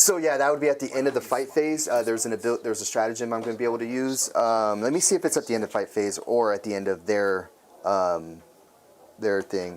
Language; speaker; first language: English; native; English